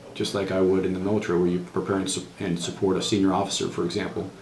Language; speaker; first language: English; native; English